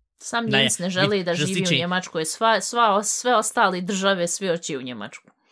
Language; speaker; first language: Bosnian; early bilingual, heritage; Bosnian